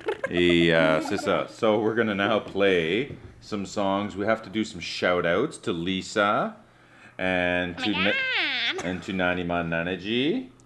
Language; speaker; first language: English; early bilingual, other home language; French